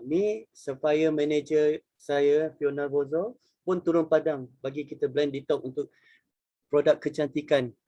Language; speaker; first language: Malay; native; Malay